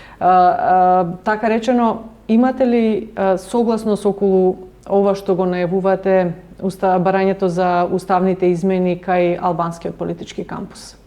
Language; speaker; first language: Macedonian; native; Macedonian